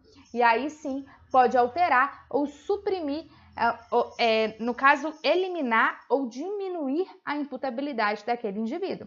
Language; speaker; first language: Portuguese; native; Portuguese